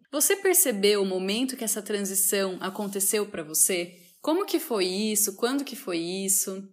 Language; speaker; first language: Portuguese; native; Portuguese